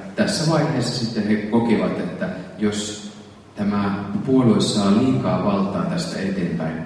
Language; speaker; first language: Finnish; native; Finnish